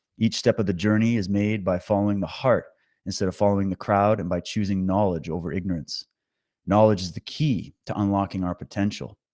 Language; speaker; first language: English; native; English